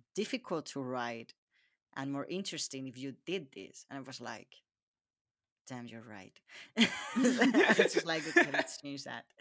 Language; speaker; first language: English; non-native, fluent; Spanish